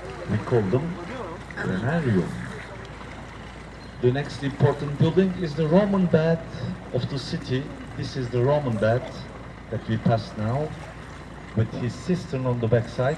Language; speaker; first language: English; non-native, fluent; Turkish